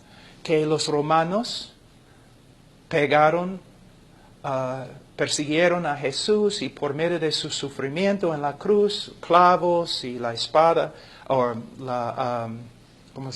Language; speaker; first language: Spanish; non-native, fluent; English